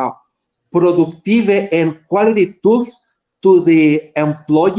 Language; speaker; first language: English; non-native, learner; Spanish